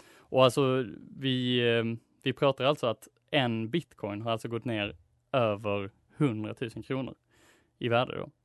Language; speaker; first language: Swedish; native; Swedish